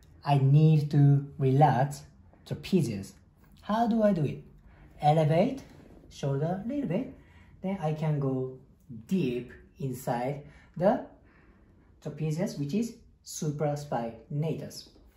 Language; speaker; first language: English; non-native, fluent; Japanese